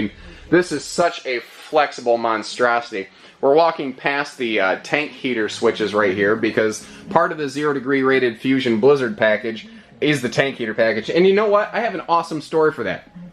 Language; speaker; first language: English; native; English